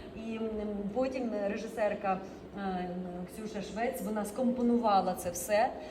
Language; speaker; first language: Ukrainian; non-native, local second language; Russian